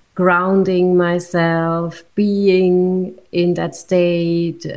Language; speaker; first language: English; non-native, fluent; German